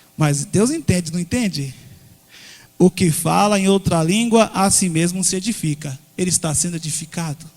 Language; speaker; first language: Portuguese; native; Portuguese